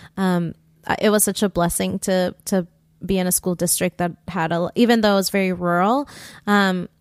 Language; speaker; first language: English; early bilingual, other home language; Spanish